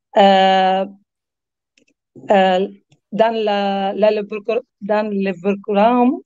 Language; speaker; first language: French; non-native, learner; Arabic